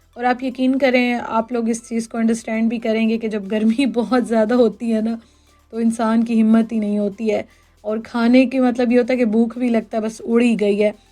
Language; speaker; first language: Hindi; native; Hindi